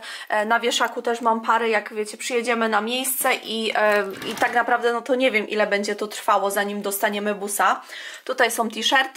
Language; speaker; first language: Polish; native; Polish